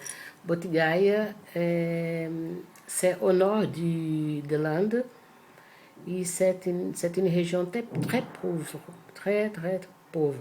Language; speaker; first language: French; non-native, fluent; Portuguese